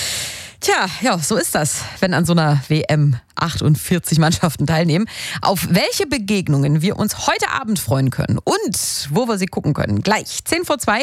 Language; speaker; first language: German; native; German